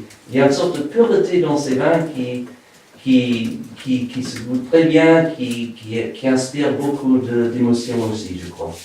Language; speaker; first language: French; non-native, fluent; English